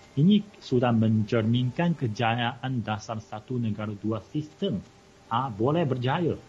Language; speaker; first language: Malay; non-native, fluent; Chinese